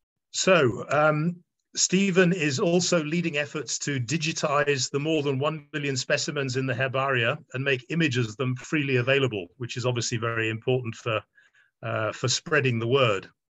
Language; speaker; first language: English; native; English